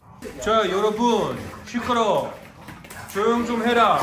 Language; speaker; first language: Korean; non-native, learner; French